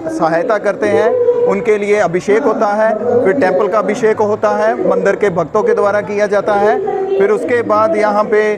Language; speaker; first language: Hindi; non-native, local second language; Gujarati